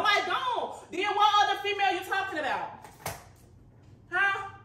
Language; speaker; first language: English; native; English